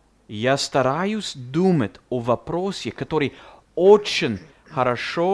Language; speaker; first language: Russian; non-native, fluent; English